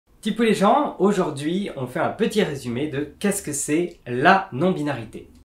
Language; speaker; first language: French; native; French